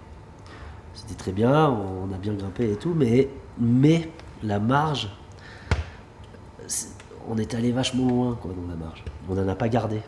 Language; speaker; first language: French; native; French